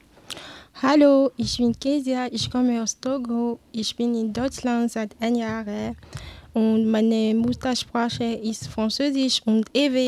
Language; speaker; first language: German; non-native, learner; Ewe